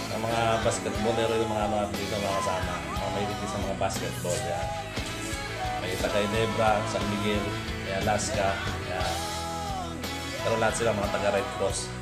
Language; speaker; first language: Filipino; native; Filipino